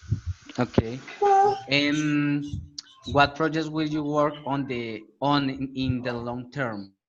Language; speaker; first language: English; non-native, learner; Spanish